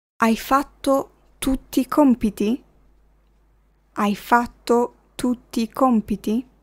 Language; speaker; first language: Italian; non-native, fluent; Arabic